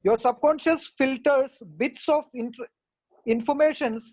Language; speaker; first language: English; non-native, local second language; Malayalam